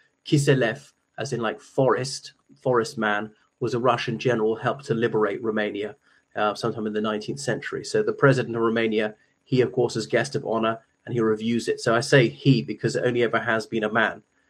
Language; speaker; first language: English; native; English